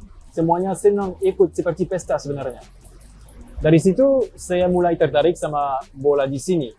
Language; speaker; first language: Indonesian; non-native, fluent; French